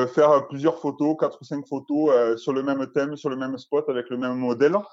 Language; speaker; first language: French; native; French